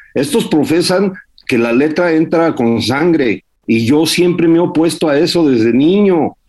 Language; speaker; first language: Spanish; early bilingual, heritage; Spanish